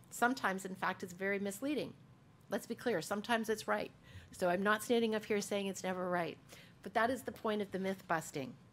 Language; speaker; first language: English; native; English